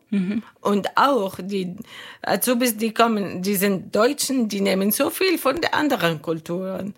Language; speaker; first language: German; non-native, learner; Arabic